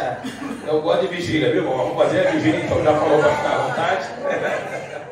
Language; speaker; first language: Portuguese; native; Portuguese